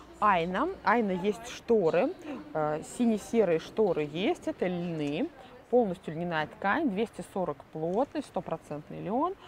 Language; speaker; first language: Russian; native; Russian